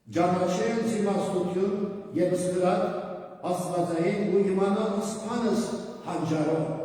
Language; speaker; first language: Armenian; native; Armenian